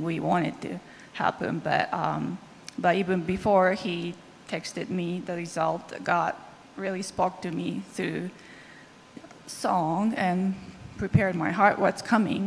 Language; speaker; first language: English; non-native, fluent; Japanese